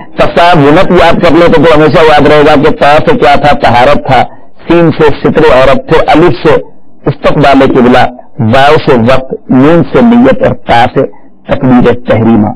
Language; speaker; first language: Urdu; native; Urdu